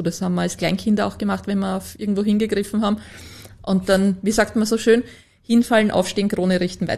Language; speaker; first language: German; native; German